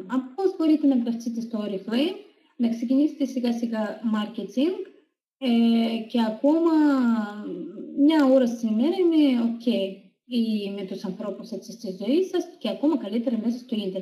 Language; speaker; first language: Greek; non-native, learner; Russian